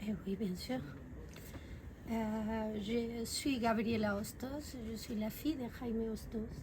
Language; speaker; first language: French; non-native, fluent; Spanish